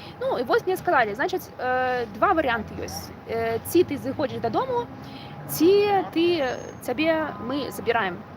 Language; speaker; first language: Belarusian; non-native, local second language; Russian